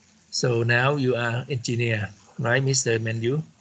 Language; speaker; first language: English; non-native, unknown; Thai